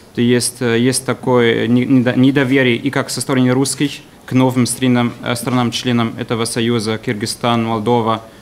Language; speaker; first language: Russian; non-native, fluent; German